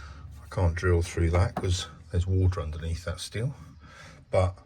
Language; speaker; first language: English; native; English